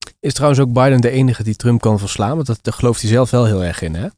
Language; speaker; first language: Dutch; native; Dutch